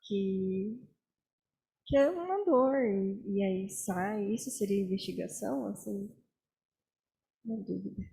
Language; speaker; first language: Portuguese; native; Portuguese